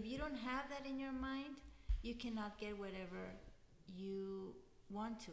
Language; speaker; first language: English; non-native, fluent; Spanish